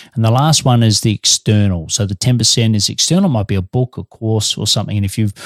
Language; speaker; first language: English; native; English